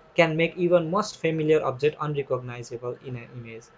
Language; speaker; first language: English; non-native, local second language; Nepali